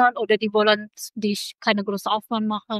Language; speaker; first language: German; non-native, local second language; Indonesian